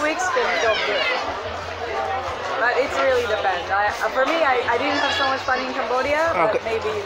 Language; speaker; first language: English; non-native, fluent; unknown